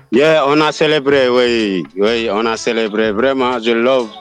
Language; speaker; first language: French; non-native, local second language; Wolof